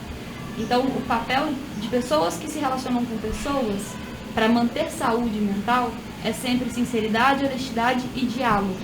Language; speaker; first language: Portuguese; native; Portuguese